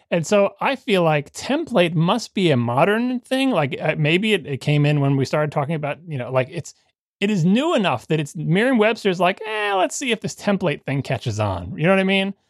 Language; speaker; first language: English; native; English